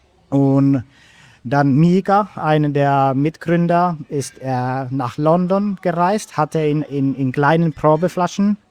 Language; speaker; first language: German; non-native, fluent; Finnish